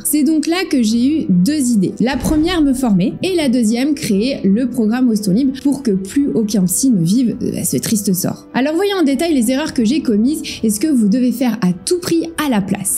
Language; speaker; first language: French; native; French